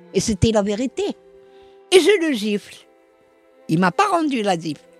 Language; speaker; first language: French; non-native, local second language; Arabic